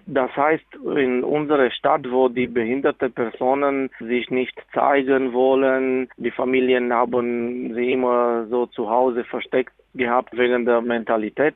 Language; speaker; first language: German; non-native, fluent; Romanian